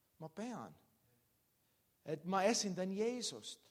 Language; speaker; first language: Estonian; non-native, learner; English